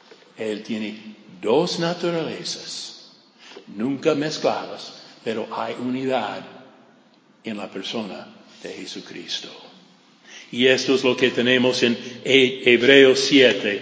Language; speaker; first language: Spanish; non-native, fluent; English